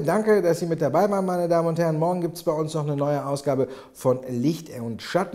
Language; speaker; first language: German; native; German